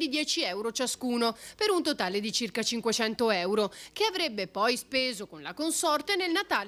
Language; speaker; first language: Italian; native; Italian